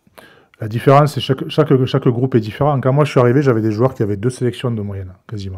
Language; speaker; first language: French; native; French